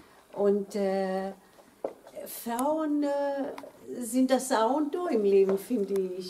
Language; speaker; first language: German; early bilingual, other home language; Greek